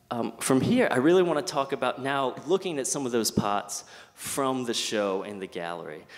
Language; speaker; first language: English; native; English